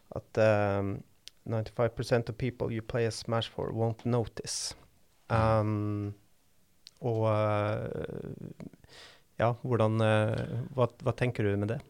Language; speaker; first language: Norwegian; native; Norwegian